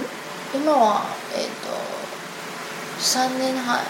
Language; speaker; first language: Japanese; non-native, learner; Chinese